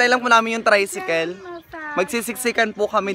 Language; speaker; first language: Filipino; native; Filipino